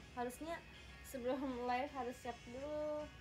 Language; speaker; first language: Indonesian; non-native, fluent; Japanese